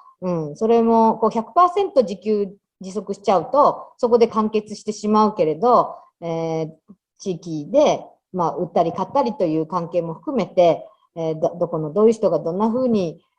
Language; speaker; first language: Japanese; native; Japanese